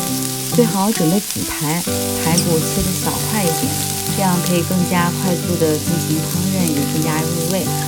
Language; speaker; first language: Chinese; native; Chinese